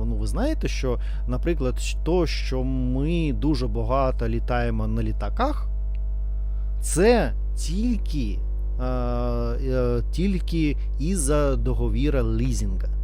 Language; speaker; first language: Ukrainian; non-native, learner; Russian